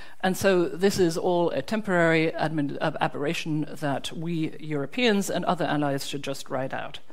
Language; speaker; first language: English; non-native, fluent; German